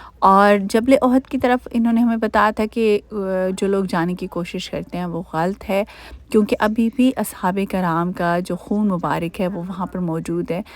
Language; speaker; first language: Urdu; native; Urdu